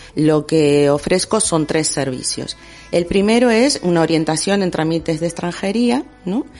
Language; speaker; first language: Spanish; native; Spanish